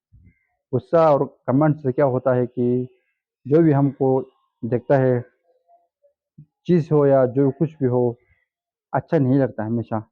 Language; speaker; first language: Hindi; non-native, fluent; Tibetan